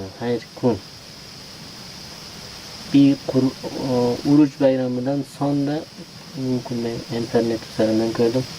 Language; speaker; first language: Turkish; non-native, learner; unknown